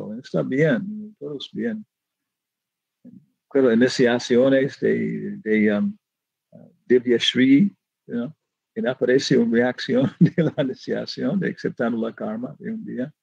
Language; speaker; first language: Spanish; non-native, fluent; English